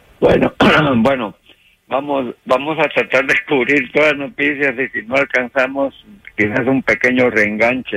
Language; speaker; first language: Spanish; native; Spanish